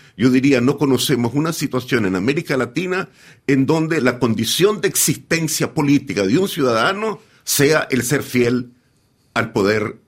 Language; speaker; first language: Spanish; native; Spanish